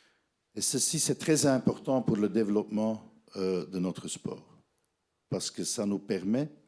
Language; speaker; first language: French; non-native, fluent; Dutch